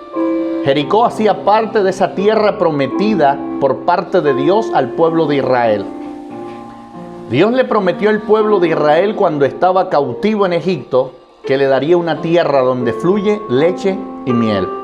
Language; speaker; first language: Spanish; native; Spanish